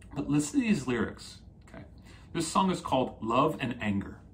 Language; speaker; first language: English; native; English